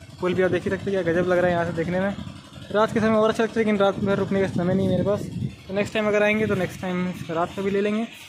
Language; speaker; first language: Hindi; native; Hindi